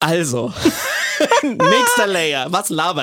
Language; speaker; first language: German; native; German